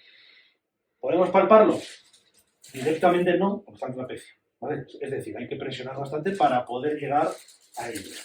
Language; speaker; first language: Spanish; native; Spanish